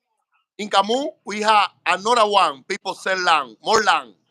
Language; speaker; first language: English; non-native, learner; Spanish